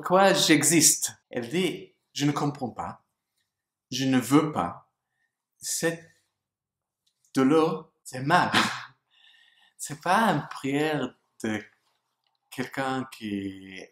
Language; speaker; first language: French; non-native, learner; English